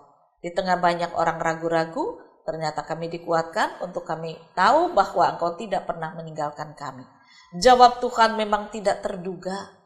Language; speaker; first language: Indonesian; native; Indonesian